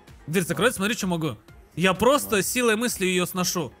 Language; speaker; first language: Russian; native; Russian